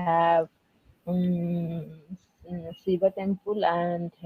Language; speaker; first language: English; non-native, learner; Odia